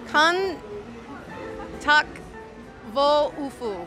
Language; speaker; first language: Vietnamese; non-native, learner; English